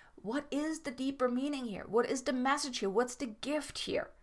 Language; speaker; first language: English; non-native, fluent; German